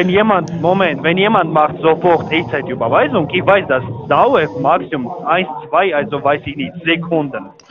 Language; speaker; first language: German; non-native, learner; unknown